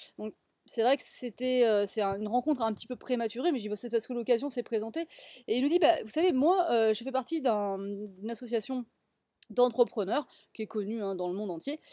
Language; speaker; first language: French; native; French